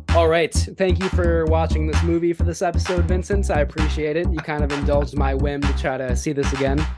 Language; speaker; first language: English; native; English